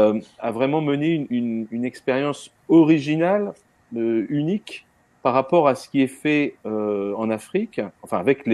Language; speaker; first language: French; native; French